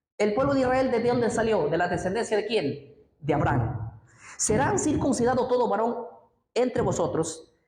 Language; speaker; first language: Spanish; native; Spanish